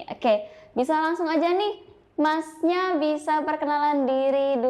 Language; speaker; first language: Indonesian; native; Indonesian